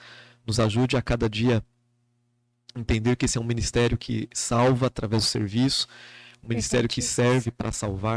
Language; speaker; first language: Portuguese; native; Portuguese